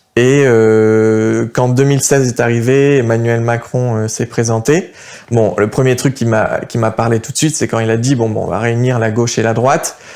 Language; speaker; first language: French; early bilingual, other home language; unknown